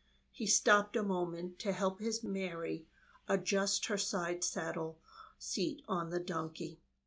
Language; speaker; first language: English; native; English